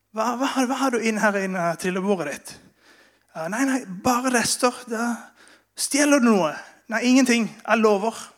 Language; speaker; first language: Norwegian; non-native, fluent; Spanish